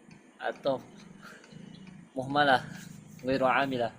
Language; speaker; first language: Arabic; non-native, learner; Indonesian